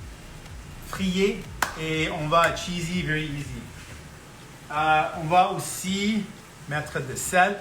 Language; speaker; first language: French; non-native, local second language; Punjabi